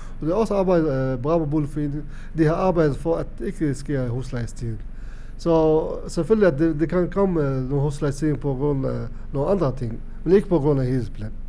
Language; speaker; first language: Danish; non-native, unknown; Arabic